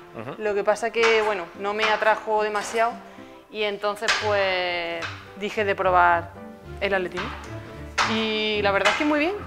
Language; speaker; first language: Spanish; native; Spanish